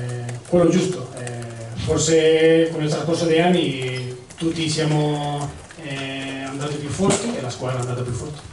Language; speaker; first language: Italian; non-native, fluent; Spanish